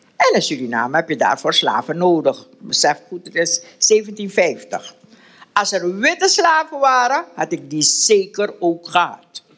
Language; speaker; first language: Dutch; native; Dutch